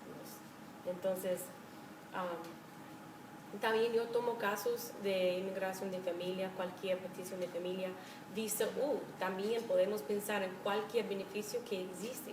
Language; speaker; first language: Spanish; non-native, fluent; English